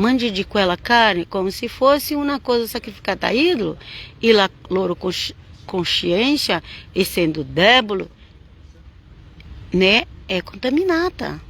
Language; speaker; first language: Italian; non-native, fluent; Portuguese